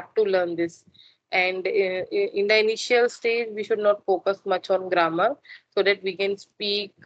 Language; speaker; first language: English; non-native, learner; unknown